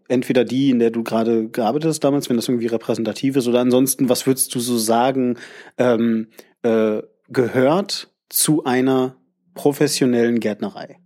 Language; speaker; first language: German; native; German